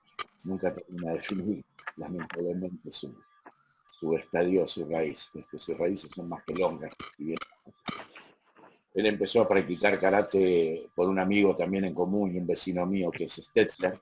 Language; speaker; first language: Spanish; native; Spanish